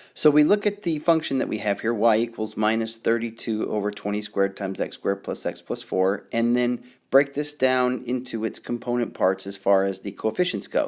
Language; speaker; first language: English; native; English